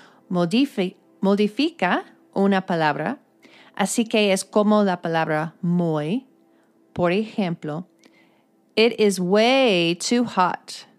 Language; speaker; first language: Spanish; non-native, fluent; English